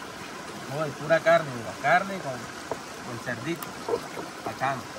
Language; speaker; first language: Spanish; native; Spanish